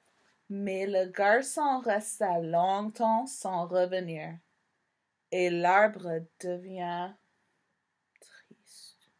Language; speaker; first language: French; non-native, fluent; English